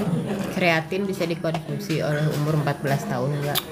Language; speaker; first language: Indonesian; native; Indonesian